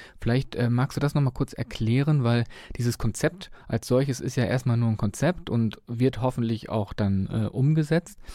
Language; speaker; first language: German; native; German